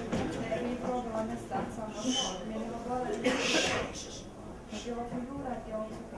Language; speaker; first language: Swedish; non-native, local second language; Kurdish